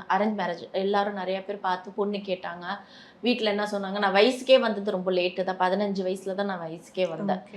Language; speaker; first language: Tamil; native; Tamil